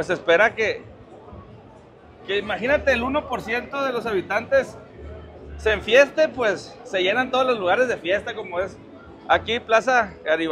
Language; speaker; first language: Spanish; native; Spanish